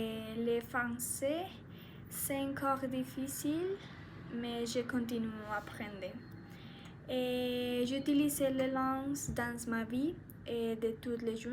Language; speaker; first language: French; non-native, learner; Spanish